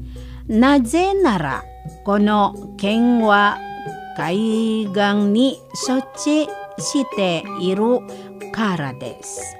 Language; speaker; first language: Japanese; non-native, fluent; Indonesian